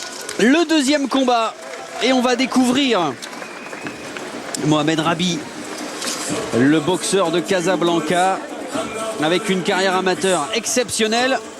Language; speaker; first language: French; native; French